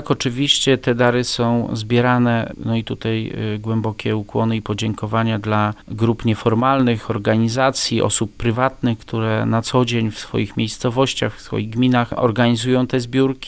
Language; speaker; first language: Polish; native; Polish